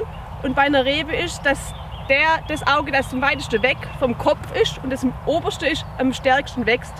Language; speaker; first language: German; native; German